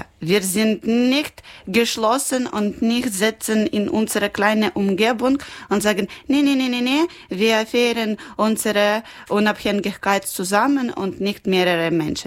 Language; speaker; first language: German; non-native, learner; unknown